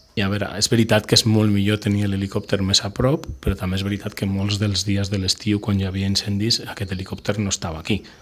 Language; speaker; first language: Catalan; non-native, local second language; Spanish